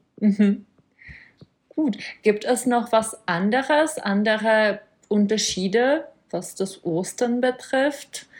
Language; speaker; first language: German; non-native, fluent; Czech